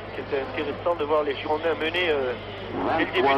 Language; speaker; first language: French; native; French